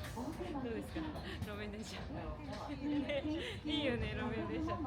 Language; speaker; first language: Japanese; native; Japanese